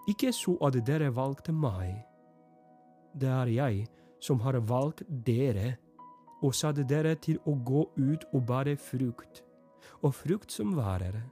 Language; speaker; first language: Norwegian; non-native, fluent; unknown